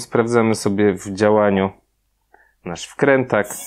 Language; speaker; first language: Polish; native; Polish